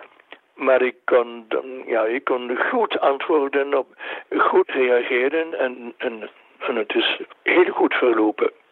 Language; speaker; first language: Dutch; non-native, local second language; French